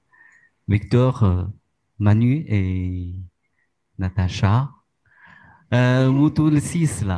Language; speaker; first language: French; non-native, learner; Chinese